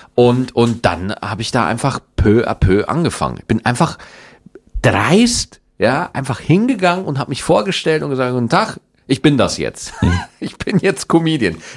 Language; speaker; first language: German; native; German